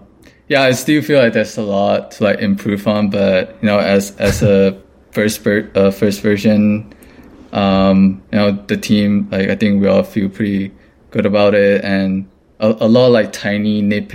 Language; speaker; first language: English; non-native, local second language; Cantonese